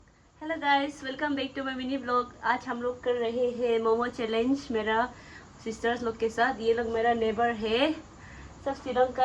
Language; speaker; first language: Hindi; non-native, local second language; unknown